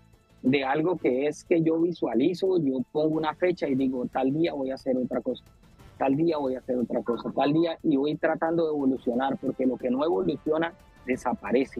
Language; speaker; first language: Spanish; native; Spanish